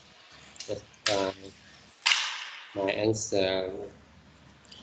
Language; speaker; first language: English; non-native, learner; Vietnamese